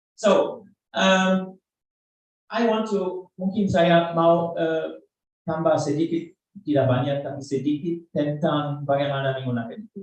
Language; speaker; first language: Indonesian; non-native, learner; German